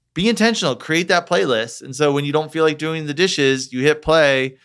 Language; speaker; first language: English; native; English